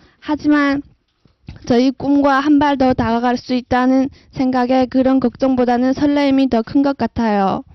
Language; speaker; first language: Korean; non-native, fluent; Chinese